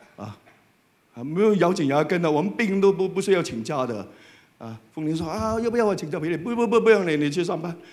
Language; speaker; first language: Chinese; non-native, fluent; Cantonese